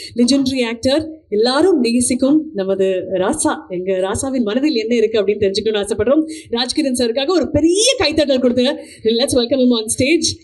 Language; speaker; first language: Tamil; native; Tamil